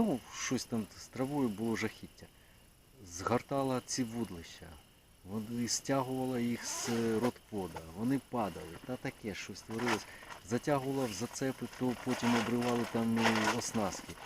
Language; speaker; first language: Ukrainian; native; Ukrainian